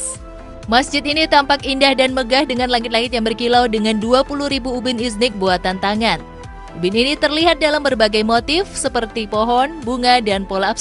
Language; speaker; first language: Indonesian; native; Indonesian